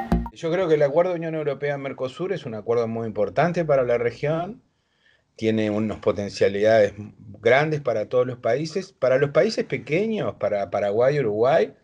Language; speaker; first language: Spanish; native; Spanish